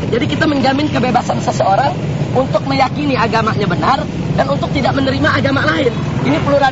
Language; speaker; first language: Indonesian; native; Indonesian